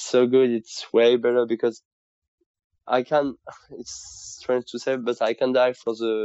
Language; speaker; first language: English; non-native, fluent; French